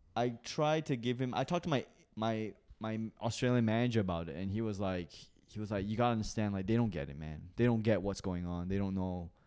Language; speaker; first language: English; native; English